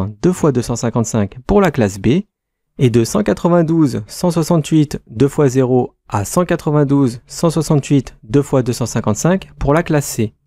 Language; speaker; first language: French; native; French